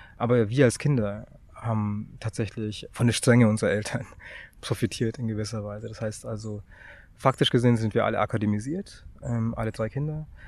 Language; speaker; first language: German; early bilingual, other home language; Tamil